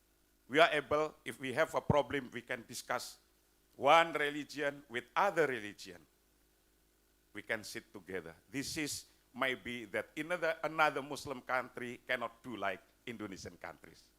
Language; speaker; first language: English; non-native, fluent; Indonesian